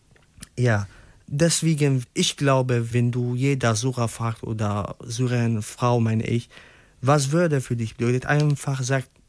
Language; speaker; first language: German; non-native, local second language; Arabic